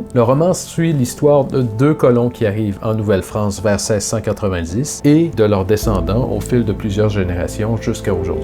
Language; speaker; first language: French; native; French